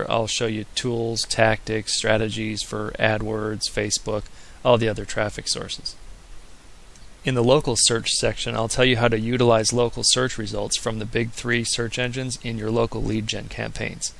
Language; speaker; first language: English; native; English